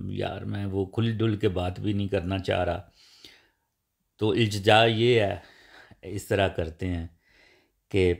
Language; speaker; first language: Urdu; non-native, local second language; Punjabi